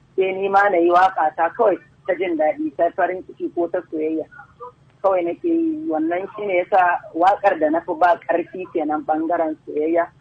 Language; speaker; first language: Hausa; native; Hausa